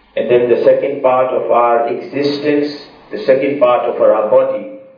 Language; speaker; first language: English; non-native, local second language; Urdu